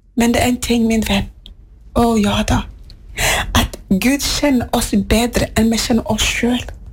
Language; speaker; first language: Norwegian; non-native, fluent; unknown